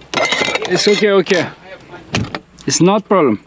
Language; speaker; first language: English; non-native, learner; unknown